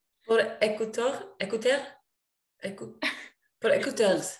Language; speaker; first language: French; non-native, learner; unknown